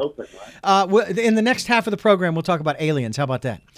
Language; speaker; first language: English; native; English